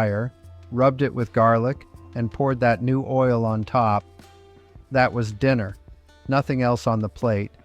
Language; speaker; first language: English; non-native, fluent; Italian